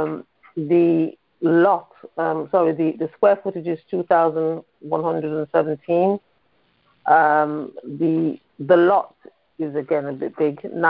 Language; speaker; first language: English; native; English